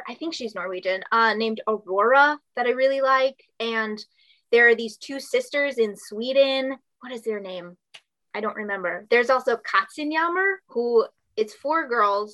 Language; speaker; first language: English; native; English